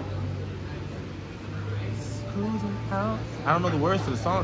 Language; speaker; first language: English; early bilingual, other home language; Spanish